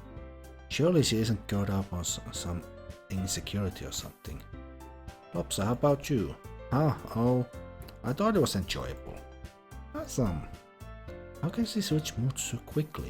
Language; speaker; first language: English; non-native, fluent; Finnish